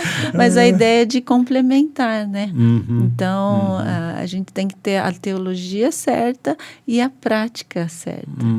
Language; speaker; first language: Portuguese; non-native, fluent; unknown